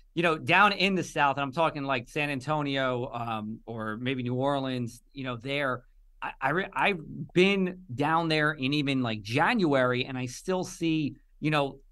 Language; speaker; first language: English; native; English